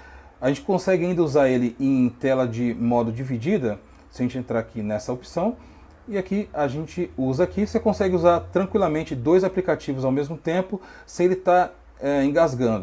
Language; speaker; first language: Portuguese; native; Portuguese